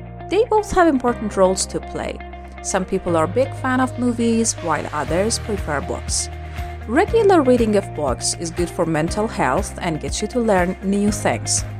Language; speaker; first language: English; non-native, fluent; Persian